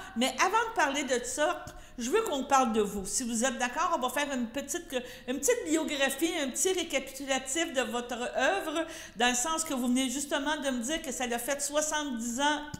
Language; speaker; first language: French; native; French